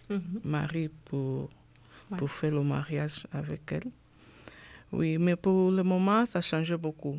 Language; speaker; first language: French; non-native, learner; Portuguese